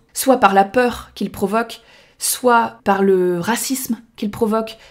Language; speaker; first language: French; native; French